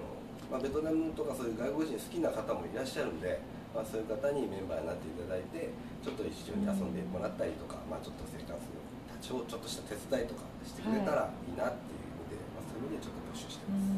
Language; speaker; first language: Japanese; native; Japanese